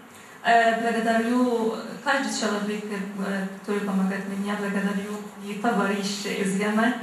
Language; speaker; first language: Russian; non-native, learner; Arabic